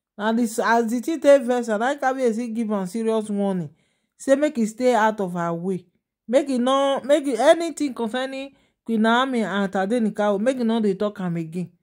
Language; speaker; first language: Nigerian Pidgin; non-native, local second language; Yoruba